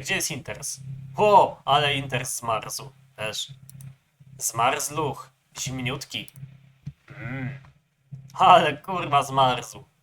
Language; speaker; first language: Polish; native; Polish